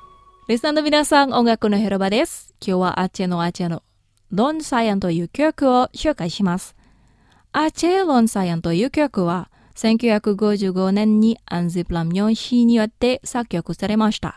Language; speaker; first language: Japanese; non-native, fluent; Indonesian